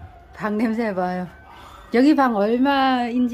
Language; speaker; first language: Korean; non-native, learner; Vietnamese